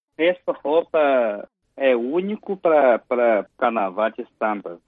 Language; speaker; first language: Portuguese; non-native, learner; Chinese